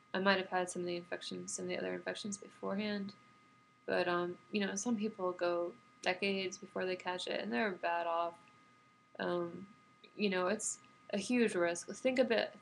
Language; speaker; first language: English; native; English